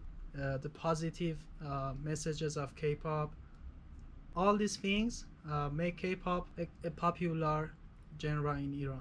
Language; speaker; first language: English; non-native, fluent; Persian